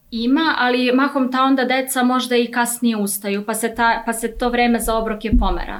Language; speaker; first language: Serbian; native; Serbian